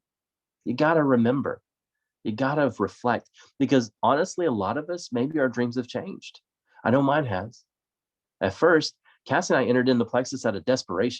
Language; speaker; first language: English; native; English